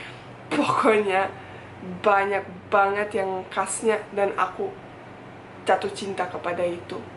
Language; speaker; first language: Indonesian; non-native, fluent; Bosnian